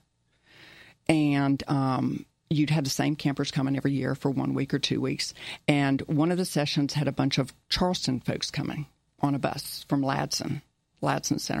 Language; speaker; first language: English; early bilingual, other home language; German